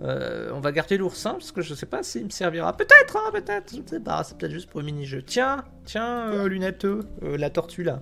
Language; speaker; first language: French; native; French